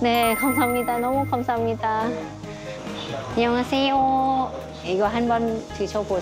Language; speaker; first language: Korean; non-native, learner; Thai